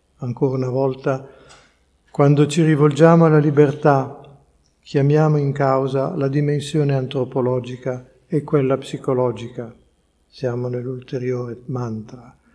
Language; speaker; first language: Italian; native; Italian